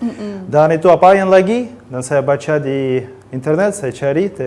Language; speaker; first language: Indonesian; non-native, learner; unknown